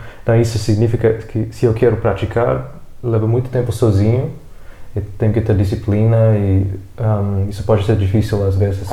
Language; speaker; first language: Portuguese; non-native, fluent; English